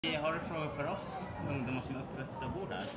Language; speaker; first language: Swedish; native; Swedish